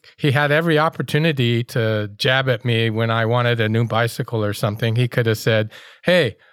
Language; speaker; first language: English; native; English